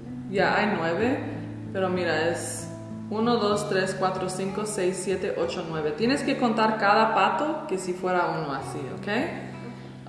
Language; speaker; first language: Spanish; early bilingual, heritage; Spanish